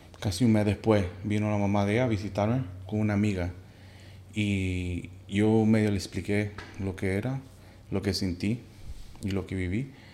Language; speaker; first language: Spanish; early bilingual, heritage; Spanish